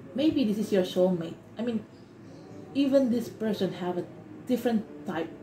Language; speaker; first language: English; non-native, fluent; Indonesian